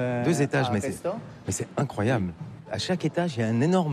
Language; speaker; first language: French; native; French